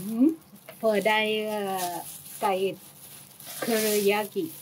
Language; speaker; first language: German; non-native, learner; Thai